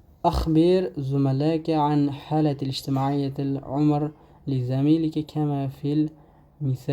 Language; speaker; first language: Arabic; non-native, fluent; Uzbek